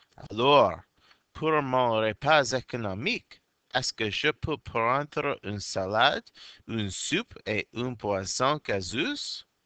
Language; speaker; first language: French; non-native, fluent; English